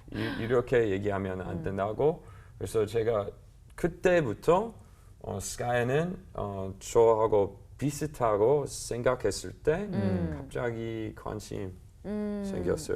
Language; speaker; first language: Korean; non-native, learner; English